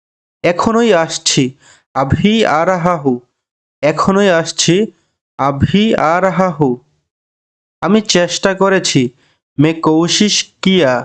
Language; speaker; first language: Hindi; non-native, learner; Bangla